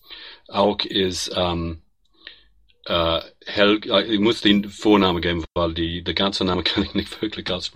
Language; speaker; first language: German; non-native, learner; English